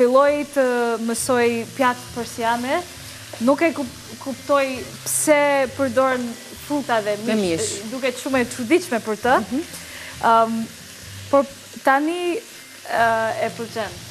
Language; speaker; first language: Albanian; non-native, learner; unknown